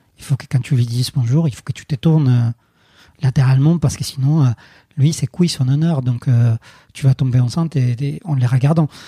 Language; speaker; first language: French; non-native, fluent; Spanish